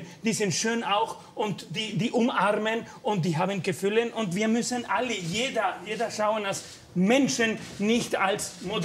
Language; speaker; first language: German; non-native, learner; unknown